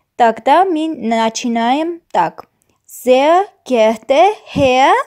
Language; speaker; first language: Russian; non-native, fluent; Armenian